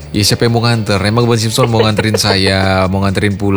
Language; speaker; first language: Indonesian; native; Indonesian